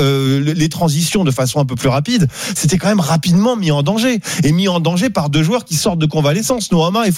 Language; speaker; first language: French; native; French